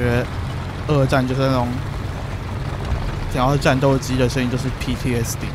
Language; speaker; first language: Chinese; native; Chinese